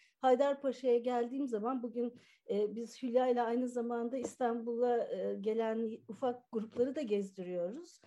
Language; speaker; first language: Turkish; native; Turkish